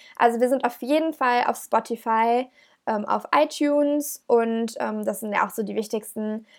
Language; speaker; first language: German; native; German